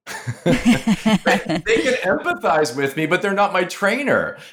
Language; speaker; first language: English; native; English